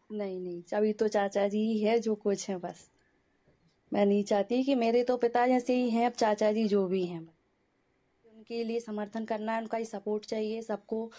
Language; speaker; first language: Hindi; native; Hindi